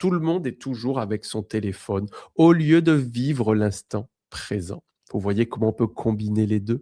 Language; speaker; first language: French; native; French